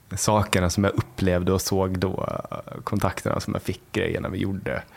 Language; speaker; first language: Swedish; native; Swedish